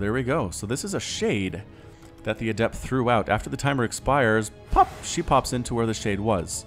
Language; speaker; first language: English; native; English